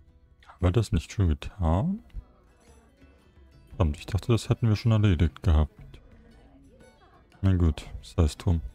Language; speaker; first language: German; native; German